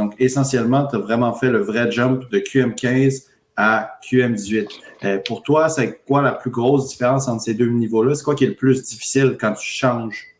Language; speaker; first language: French; native; French